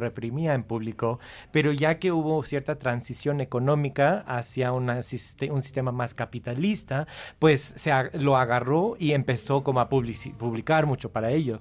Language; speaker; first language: Spanish; non-native, fluent; English